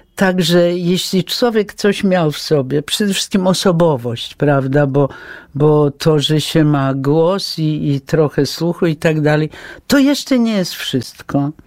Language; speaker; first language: Polish; early bilingual, heritage; Polish